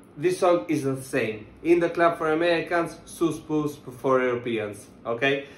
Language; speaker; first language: English; non-native, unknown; Italian